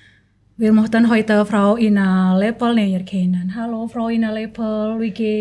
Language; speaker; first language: German; non-native, learner; Indonesian